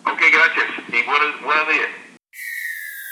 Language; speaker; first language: Spanish; early bilingual, heritage; English